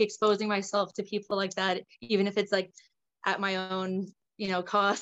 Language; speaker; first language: English; native; English